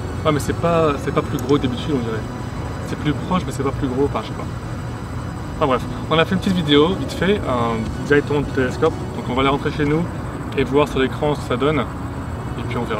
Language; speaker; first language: French; native; French